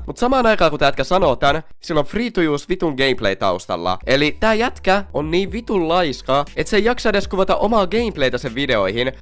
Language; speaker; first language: Finnish; native; Finnish